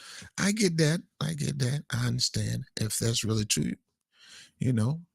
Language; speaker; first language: English; native; English